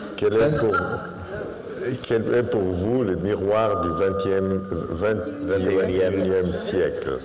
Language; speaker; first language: French; non-native, fluent; Portuguese